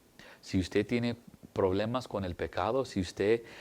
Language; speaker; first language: Spanish; early bilingual, heritage; English